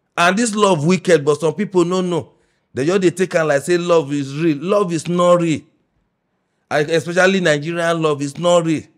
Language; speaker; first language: Nigerian Pidgin; non-native, local second language; Yoruba